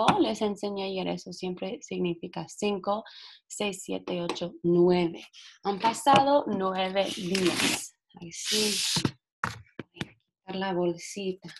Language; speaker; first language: Spanish; non-native, fluent; English